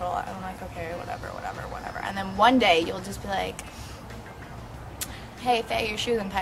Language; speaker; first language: English; native; English